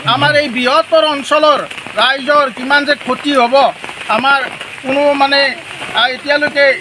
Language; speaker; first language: Assamese; native; Assamese